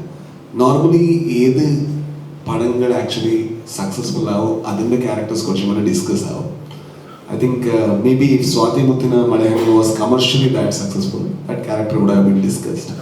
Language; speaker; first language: Malayalam; non-native, learner; Kannada